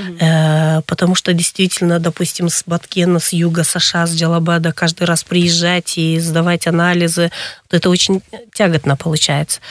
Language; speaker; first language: Russian; non-native, local second language; Kyrgyz